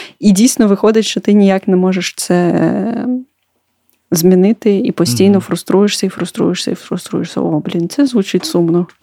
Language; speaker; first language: Ukrainian; non-native, local second language; Russian